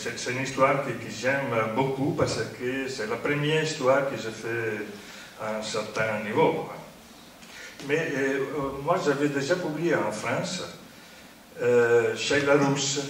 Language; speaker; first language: French; non-native, fluent; Italian